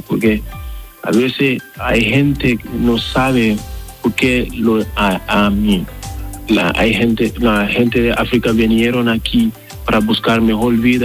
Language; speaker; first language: Spanish; non-native, learner; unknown